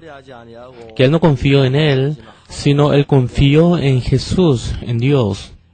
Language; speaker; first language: Spanish; non-native, fluent; Korean